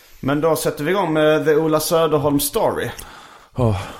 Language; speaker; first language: Swedish; native; Swedish